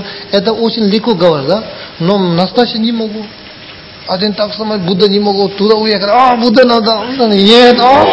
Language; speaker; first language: Russian; non-native, learner; Tibetan